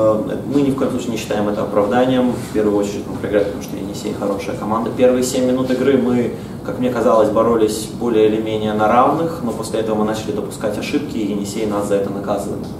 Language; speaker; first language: Russian; native; Russian